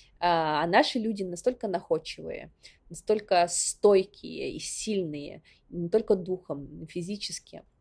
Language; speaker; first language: Russian; non-native, local second language; Yakut